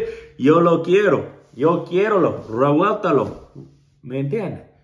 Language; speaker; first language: Spanish; non-native, learner; English